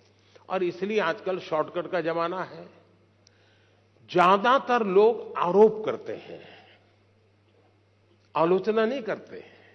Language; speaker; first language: Hindi; non-native, local second language; Gujarati